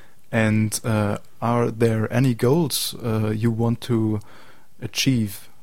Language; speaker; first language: English; non-native, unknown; German